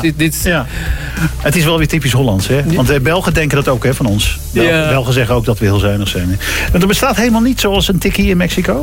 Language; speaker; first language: Dutch; native; Dutch